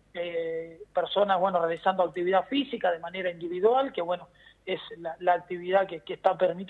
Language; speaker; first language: Spanish; native; Spanish